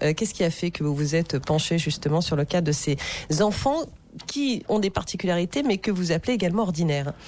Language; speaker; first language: French; native; French